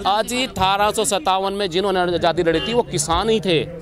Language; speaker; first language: Hindi; native; Hindi